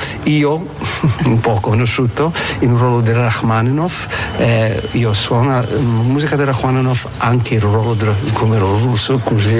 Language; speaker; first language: Italian; non-native, learner; English